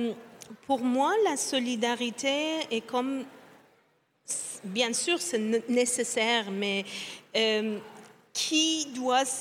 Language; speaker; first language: French; non-native, fluent; Persian